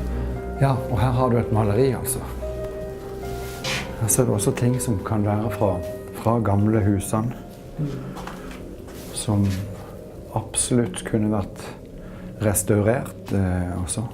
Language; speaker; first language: Norwegian; native; Norwegian